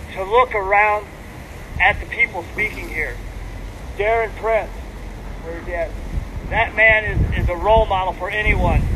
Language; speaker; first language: English; native; English